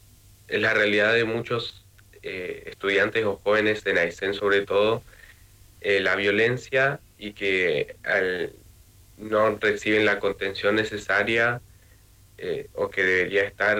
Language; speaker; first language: Spanish; native; Spanish